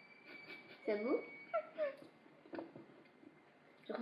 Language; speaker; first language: French; non-native, fluent; Chinese